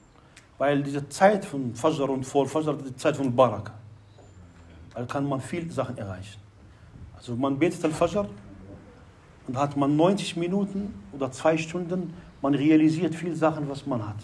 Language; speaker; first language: German; non-native, fluent; Arabic